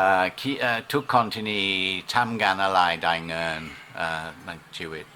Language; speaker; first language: Thai; non-native, learner; English